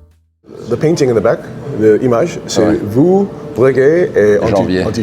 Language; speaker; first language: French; non-native, fluent; English